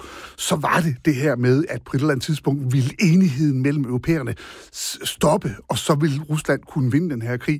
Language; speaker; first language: Danish; native; Danish